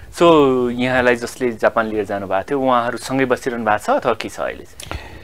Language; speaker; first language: Nepali; native; Nepali